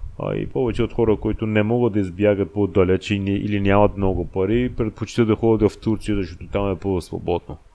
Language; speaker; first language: Bulgarian; non-native, fluent; Persian